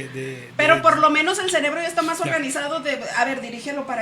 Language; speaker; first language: Spanish; native; Spanish